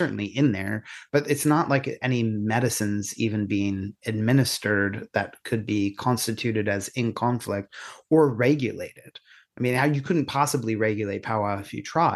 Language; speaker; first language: English; native; English